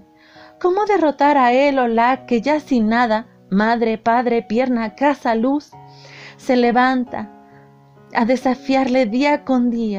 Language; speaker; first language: Spanish; native; Spanish